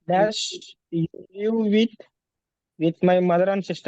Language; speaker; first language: English; non-native, learner; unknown